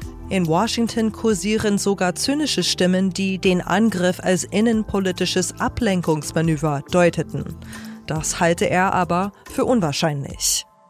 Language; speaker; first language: German; native; German